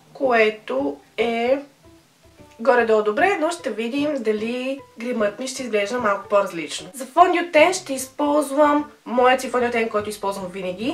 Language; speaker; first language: Bulgarian; native; Bulgarian